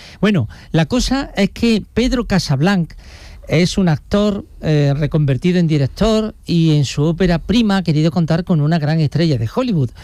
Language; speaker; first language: Spanish; native; Spanish